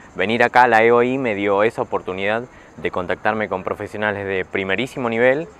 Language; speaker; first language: Spanish; native; Spanish